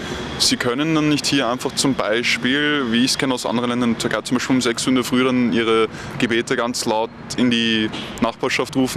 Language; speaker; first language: German; native; German